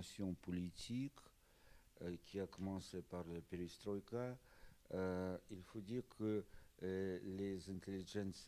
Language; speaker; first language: French; non-native, fluent; Russian